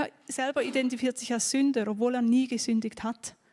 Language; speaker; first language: German; native; German